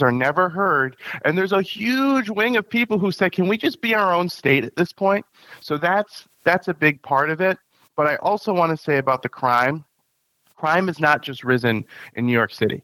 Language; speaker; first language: English; native; English